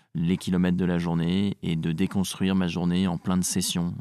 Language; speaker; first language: French; native; French